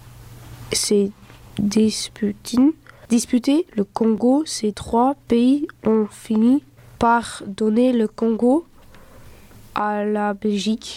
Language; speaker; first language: French; early bilingual, other home language; Dutch